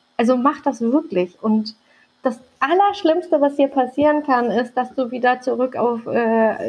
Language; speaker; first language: German; early bilingual, other home language; Turkish